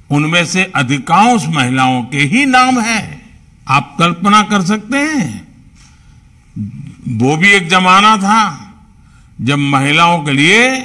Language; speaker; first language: Hindi; non-native, local second language; Gujarati